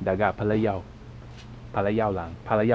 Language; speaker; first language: Filipino; non-native, learner; English